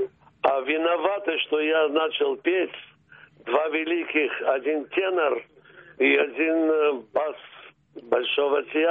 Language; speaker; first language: Russian; early bilingual, heritage; Russian